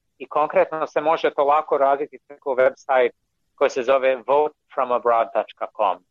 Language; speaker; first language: Croatian; non-native, fluent; English